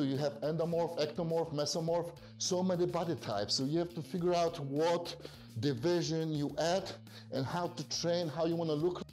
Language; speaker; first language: English; non-native, fluent; Polish